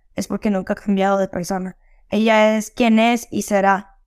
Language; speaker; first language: Spanish; early bilingual, heritage; Spanish